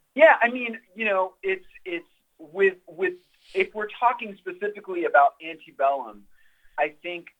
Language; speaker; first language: English; native; English